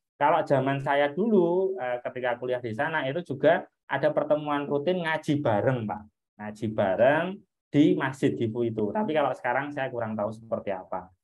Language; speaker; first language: Indonesian; native; Indonesian